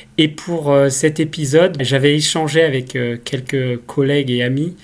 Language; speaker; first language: French; native; French